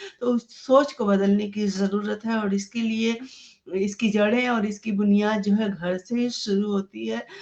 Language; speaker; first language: Hindi; non-native, local second language; Urdu